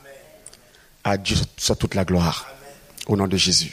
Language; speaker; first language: French; non-native, local second language; Mossi